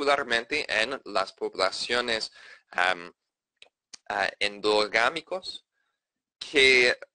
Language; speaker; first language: Spanish; non-native, fluent; English